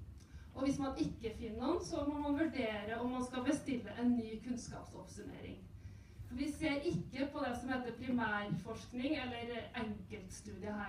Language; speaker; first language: Norwegian; native; Norwegian